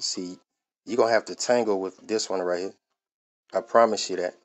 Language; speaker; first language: English; native; English